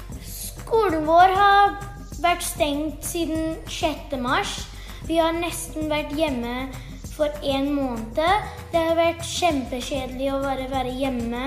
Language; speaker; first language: Norwegian; early bilingual, heritage; Norwegian